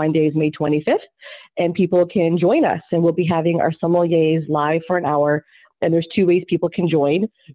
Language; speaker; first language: English; native; English